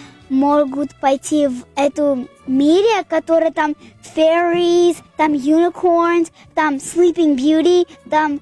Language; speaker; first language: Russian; early bilingual, heritage; English